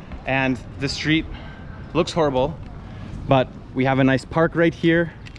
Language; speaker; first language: English; native; English